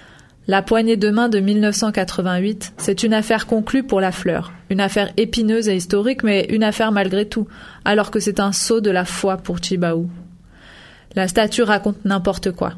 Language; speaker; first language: French; native; French